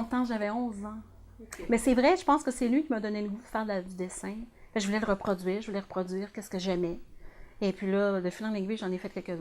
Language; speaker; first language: French; native; French